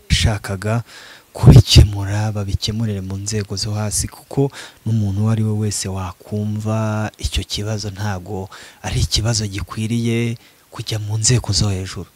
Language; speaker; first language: Kinyarwanda; native; Kinyarwanda